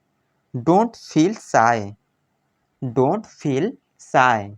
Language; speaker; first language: English; non-native, local second language; Odia